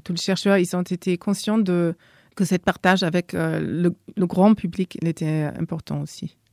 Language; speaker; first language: French; non-native, fluent; German